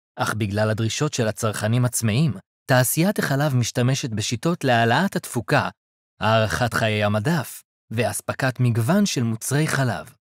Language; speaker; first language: Hebrew; native; Hebrew